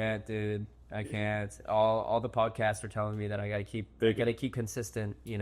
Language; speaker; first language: English; native; English